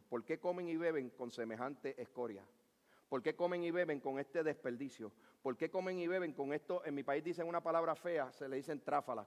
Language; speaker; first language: Spanish; native; Spanish